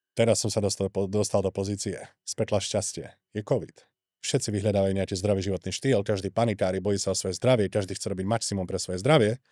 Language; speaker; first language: Slovak; native; Slovak